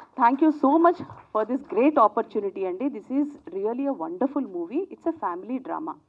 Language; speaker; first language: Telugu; native; Telugu